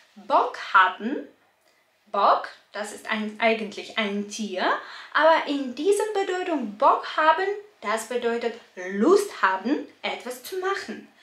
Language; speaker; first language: German; non-native, fluent; Russian